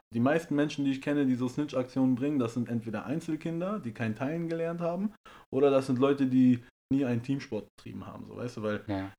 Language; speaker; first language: German; early bilingual, other home language; Persian